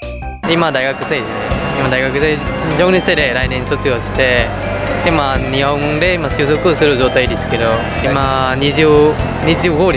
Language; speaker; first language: Japanese; non-native, fluent; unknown